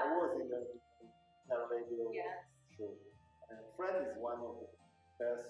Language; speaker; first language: English; non-native, local second language; Italian